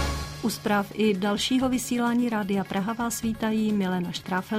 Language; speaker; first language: Czech; native; Czech